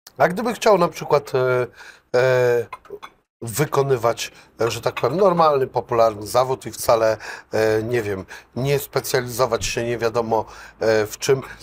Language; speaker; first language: Polish; native; Polish